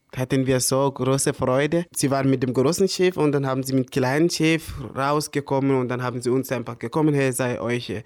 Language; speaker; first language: German; early bilingual, other home language; Arabic